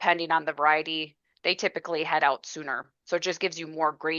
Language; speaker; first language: English; native; English